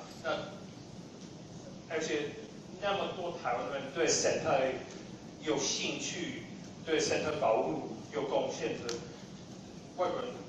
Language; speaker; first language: Chinese; non-native, fluent; English